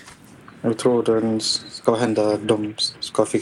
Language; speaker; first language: Swedish; non-native, fluent; Thai